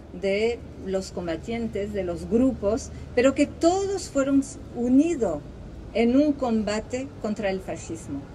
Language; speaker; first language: Spanish; early bilingual, heritage; Spanish